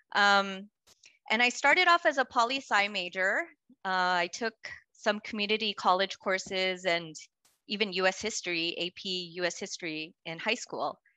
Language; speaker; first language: English; native; English